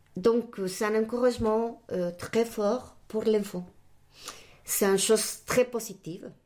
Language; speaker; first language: French; non-native, fluent; Spanish